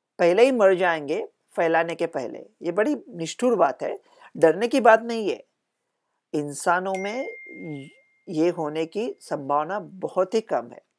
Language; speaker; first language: Hindi; non-native, local second language; Marathi